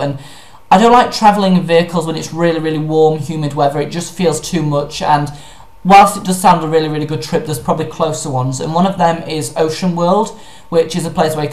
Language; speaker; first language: English; native; English